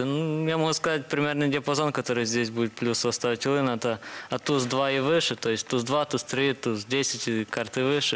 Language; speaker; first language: Russian; native; Russian